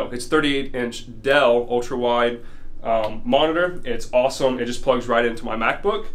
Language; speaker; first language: English; native; English